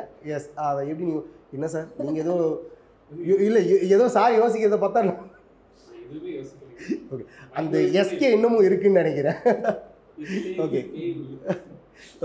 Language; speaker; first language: Tamil; native; Tamil